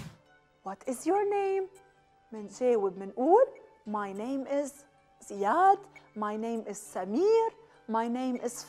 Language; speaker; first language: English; non-native, fluent; Arabic